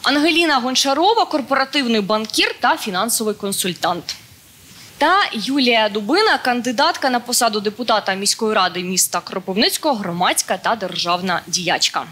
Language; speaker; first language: Ukrainian; native; Ukrainian